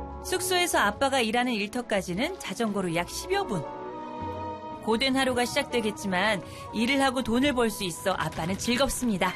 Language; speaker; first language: Korean; native; Korean